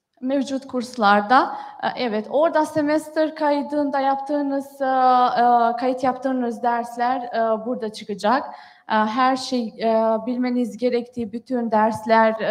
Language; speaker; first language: Turkish; non-native, fluent; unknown